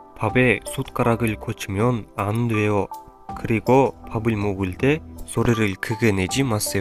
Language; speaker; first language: Korean; non-native, fluent; Kyrgyz